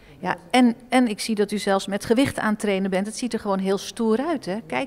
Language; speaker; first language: Dutch; native; Dutch